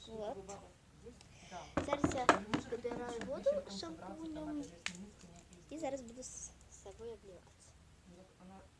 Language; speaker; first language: Russian; non-native, local second language; Ukrainian